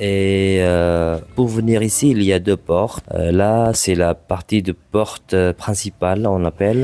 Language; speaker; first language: French; non-native, fluent; Indonesian